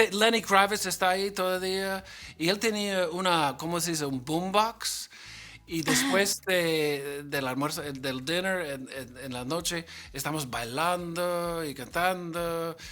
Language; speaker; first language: Spanish; non-native, learner; English